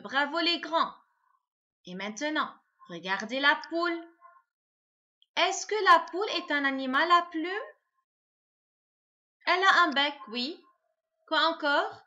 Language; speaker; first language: French; non-native, local second language; Arabic